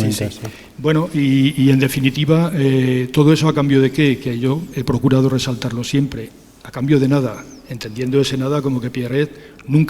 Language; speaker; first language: Spanish; native; Spanish